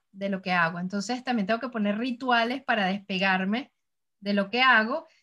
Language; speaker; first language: Spanish; native; Spanish